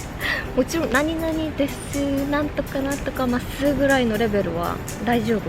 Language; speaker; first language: Japanese; non-native, fluent; Korean